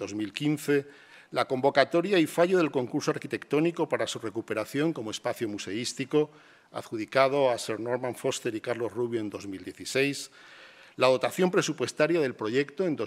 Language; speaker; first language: Spanish; native; Spanish